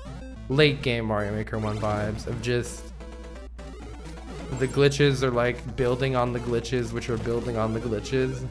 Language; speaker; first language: English; native; English